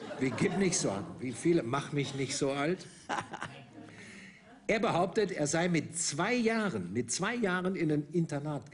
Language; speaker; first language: German; native; German